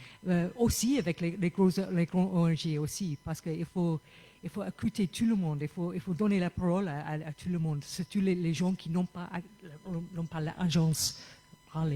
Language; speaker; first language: French; non-native, fluent; English